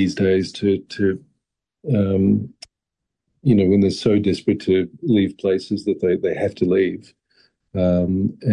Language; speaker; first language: English; early bilingual, other home language; Russian